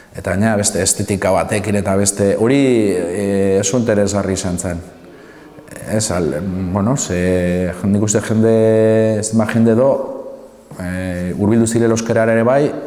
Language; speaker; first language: Basque; non-native, local second language; Spanish